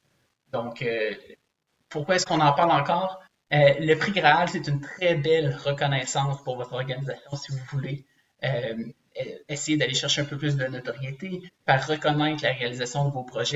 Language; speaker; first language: French; native; French